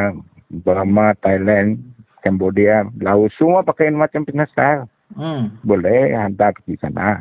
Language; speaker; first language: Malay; non-native, local second language; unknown